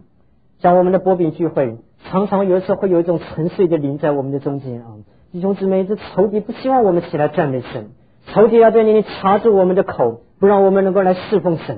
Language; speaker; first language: Chinese; native; Chinese